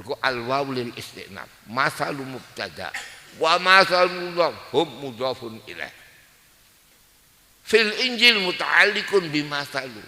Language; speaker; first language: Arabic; non-native, fluent; Javanese